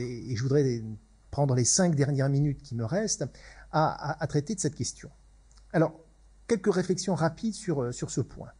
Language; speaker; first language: French; native; French